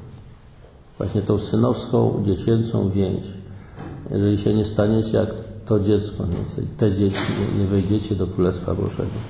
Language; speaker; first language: Polish; native; Polish